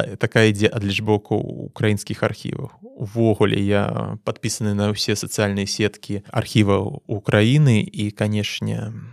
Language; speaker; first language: Belarusian; non-native, local second language; Russian